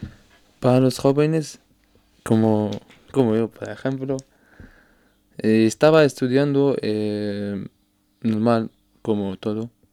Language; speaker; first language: Spanish; non-native, learner; Arabic